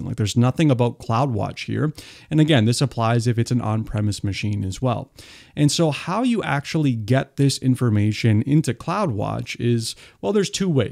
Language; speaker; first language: English; native; English